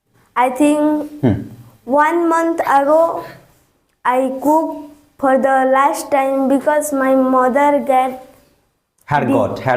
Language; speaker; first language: English; non-native, learner; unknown